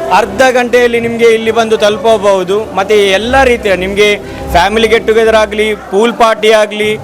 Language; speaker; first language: Kannada; non-native, local second language; Badaga